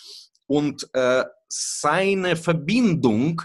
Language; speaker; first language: German; non-native, fluent; Russian